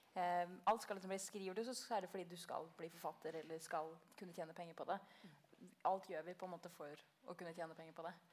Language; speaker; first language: Norwegian; early bilingual, other home language; Albanian